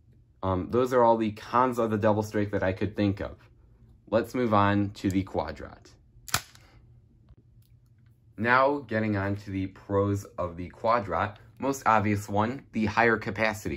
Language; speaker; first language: English; native; English